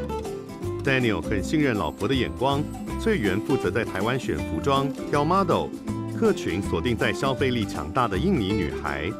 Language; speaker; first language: Chinese; native; Chinese